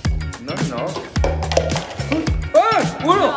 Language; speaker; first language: Spanish; non-native, learner; English